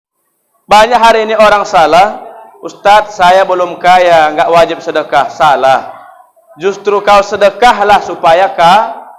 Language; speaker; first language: Indonesian; native; Indonesian